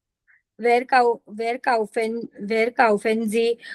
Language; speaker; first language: German; non-native, learner; Gujarati